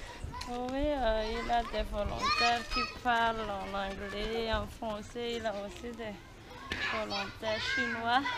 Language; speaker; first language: French; non-native, local second language; Malagasy